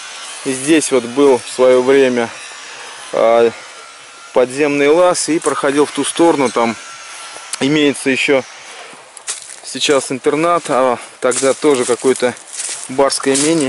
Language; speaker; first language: Russian; native; Russian